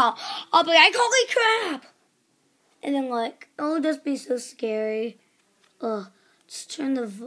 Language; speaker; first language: English; native; English